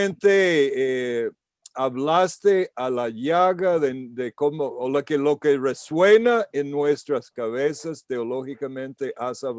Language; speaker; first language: Spanish; non-native, fluent; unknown